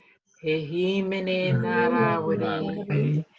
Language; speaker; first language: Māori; non-native, fluent; English